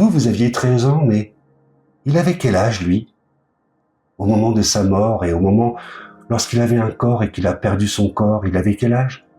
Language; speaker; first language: French; native; French